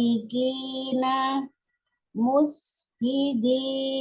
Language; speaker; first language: Arabic; non-native, learner; Indonesian